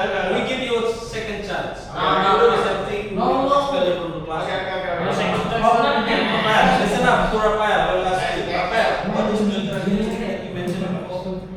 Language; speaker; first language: English; non-native, learner; Indonesian